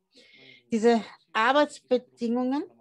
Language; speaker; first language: German; early bilingual, heritage; German